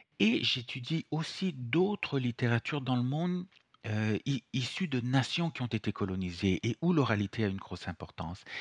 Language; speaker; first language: French; non-native, fluent; Italian